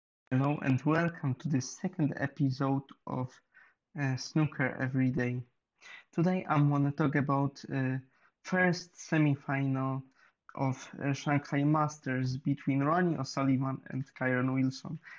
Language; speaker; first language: English; non-native, learner; Polish